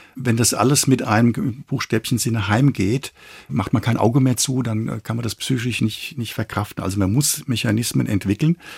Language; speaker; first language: German; native; German